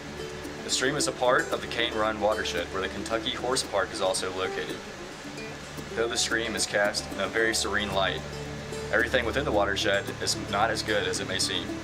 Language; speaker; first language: English; native; English